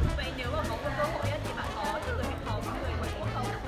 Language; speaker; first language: Vietnamese; native; Vietnamese